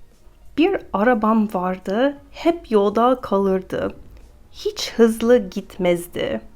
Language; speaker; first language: Turkish; non-native, fluent; English